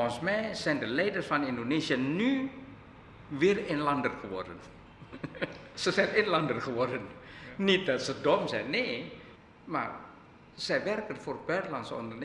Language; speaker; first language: Dutch; non-native, fluent; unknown